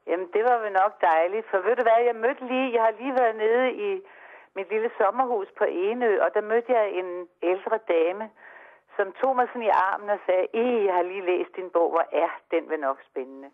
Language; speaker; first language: Danish; native; Danish